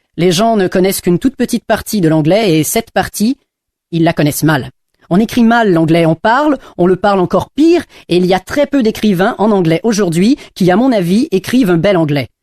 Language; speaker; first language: French; non-native, fluent; English